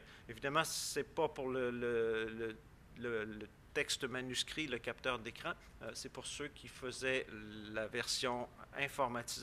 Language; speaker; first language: French; native; French